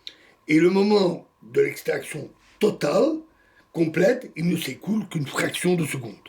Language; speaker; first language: French; native; French